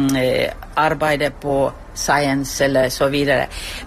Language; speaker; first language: Danish; non-native, fluent; Estonian